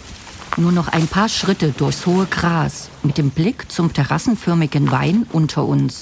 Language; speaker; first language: German; native; German